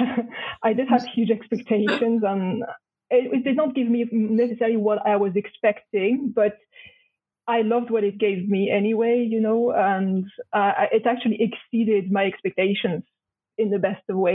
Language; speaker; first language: English; non-native, fluent; French